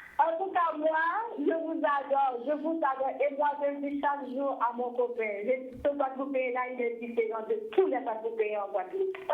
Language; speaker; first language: French; non-native, local second language; Haitian Creole